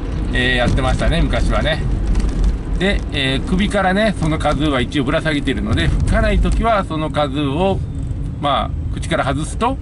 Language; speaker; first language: Japanese; native; Japanese